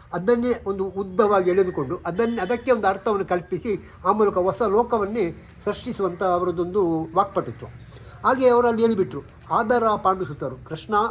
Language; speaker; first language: Kannada; native; Kannada